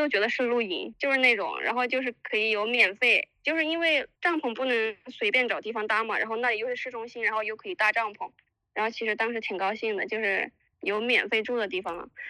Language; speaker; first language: Chinese; native; Chinese